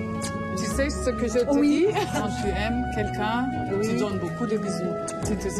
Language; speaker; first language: French; non-native, fluent; German